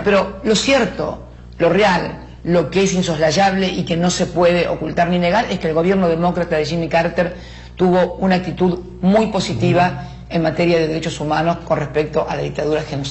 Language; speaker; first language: Spanish; native; Spanish